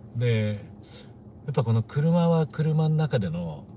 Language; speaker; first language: Japanese; native; Japanese